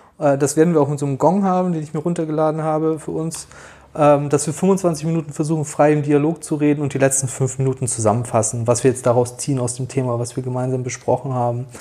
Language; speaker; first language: German; early bilingual, other home language; Polish